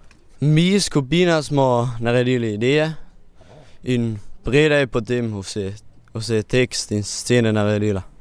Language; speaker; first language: Slovenian; non-native, local second language; German